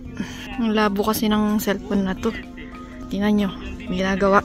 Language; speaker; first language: Filipino; native; Filipino